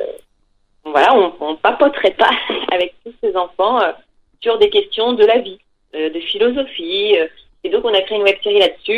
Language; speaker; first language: French; native; French